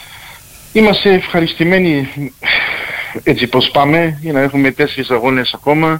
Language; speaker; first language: Greek; early bilingual, heritage; Greek